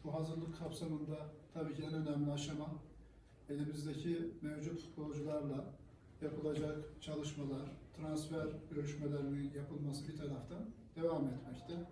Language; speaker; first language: Turkish; native; Turkish